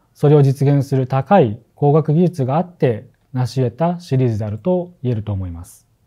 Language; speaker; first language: Japanese; native; Japanese